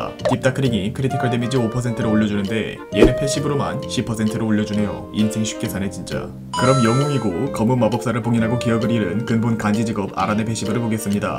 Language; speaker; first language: Korean; native; Korean